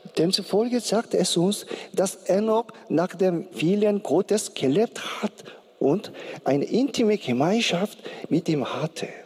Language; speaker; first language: German; non-native, learner; Korean